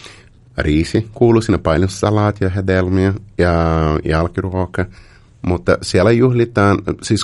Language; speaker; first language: Finnish; non-native, fluent; Portuguese